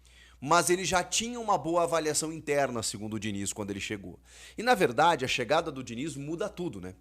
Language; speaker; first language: Portuguese; native; Portuguese